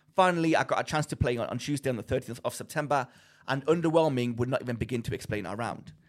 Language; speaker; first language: English; non-native, fluent; Greek